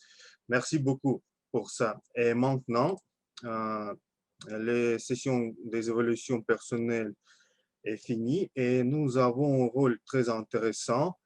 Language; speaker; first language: French; non-native, learner; Russian